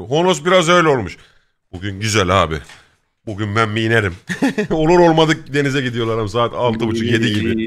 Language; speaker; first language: Turkish; native; Turkish